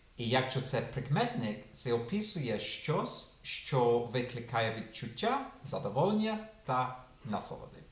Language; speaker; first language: Ukrainian; non-native, fluent; English